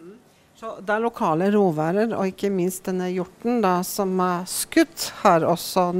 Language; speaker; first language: Norwegian; native; Norwegian